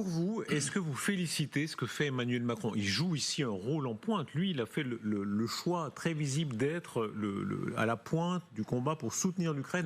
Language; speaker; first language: French; native; French